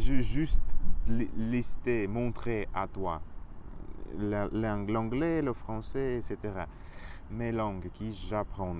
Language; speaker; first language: French; non-native, learner; Russian